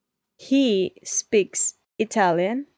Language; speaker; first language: English; non-native, learner; Spanish